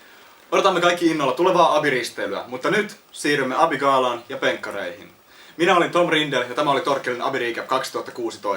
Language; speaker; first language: Finnish; native; Finnish